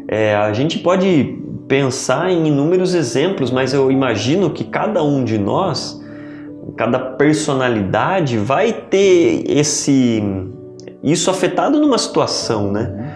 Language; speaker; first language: Portuguese; native; Portuguese